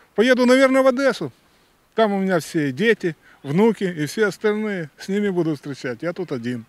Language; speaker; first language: Russian; native; Russian